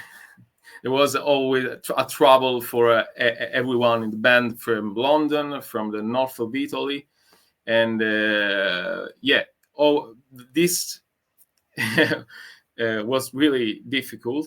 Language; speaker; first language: English; non-native, learner; Italian